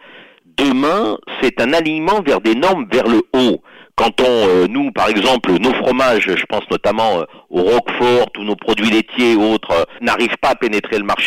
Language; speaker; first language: French; native; French